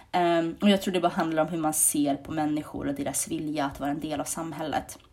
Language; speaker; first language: Swedish; early bilingual, other home language; Hungarian